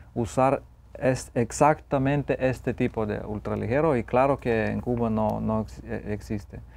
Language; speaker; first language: Spanish; non-native, fluent; Lithuanian